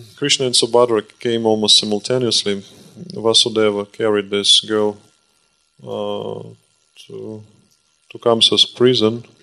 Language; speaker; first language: English; non-native, fluent; Russian